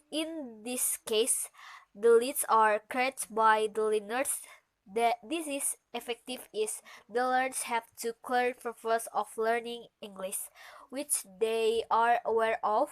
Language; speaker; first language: English; non-native, learner; Indonesian